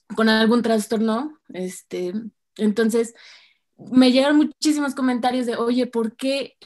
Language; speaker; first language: Spanish; native; Spanish